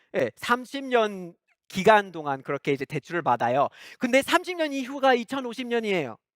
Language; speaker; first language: Korean; non-native, fluent; English